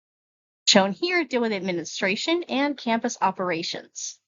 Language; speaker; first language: English; native; English